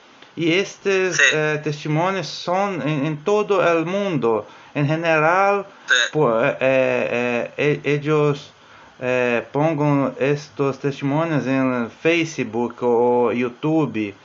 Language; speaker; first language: Spanish; non-native, fluent; Portuguese